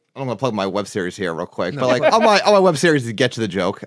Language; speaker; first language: English; native; English